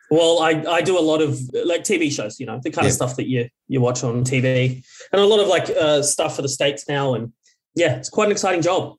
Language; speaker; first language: English; native; English